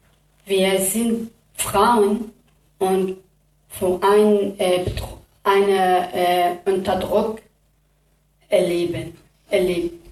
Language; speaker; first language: German; non-native, learner; Kurdish